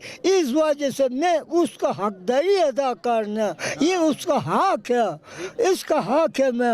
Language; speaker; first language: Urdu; non-native, local second language; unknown